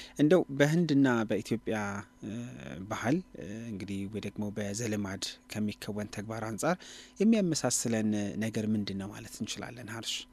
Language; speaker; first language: Amharic; native; Amharic